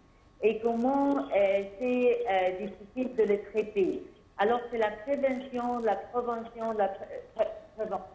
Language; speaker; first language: French; non-native, fluent; Arabic